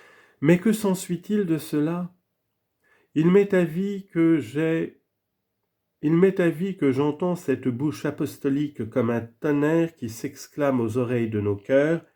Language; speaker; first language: French; native; French